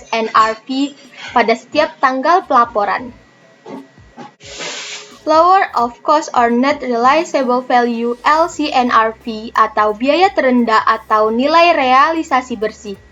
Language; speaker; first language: Indonesian; native; Indonesian